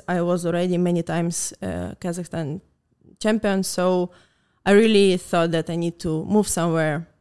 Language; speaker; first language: English; non-native, fluent; Russian